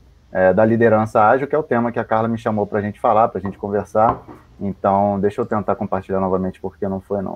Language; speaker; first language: Portuguese; native; Portuguese